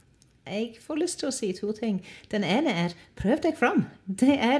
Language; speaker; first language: Norwegian; non-native, fluent; English